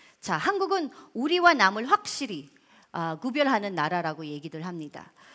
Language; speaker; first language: Korean; non-native, fluent; Filipino